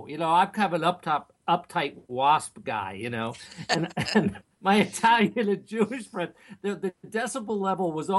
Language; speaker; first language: English; native; English